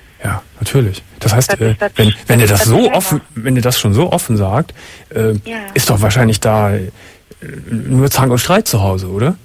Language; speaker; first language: German; native; German